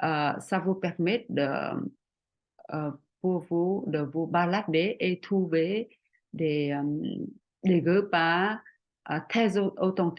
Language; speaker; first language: French; non-native, fluent; Vietnamese